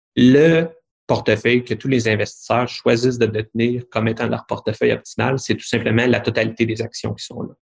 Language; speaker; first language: French; native; French